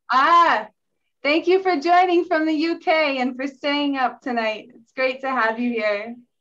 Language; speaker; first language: English; native; English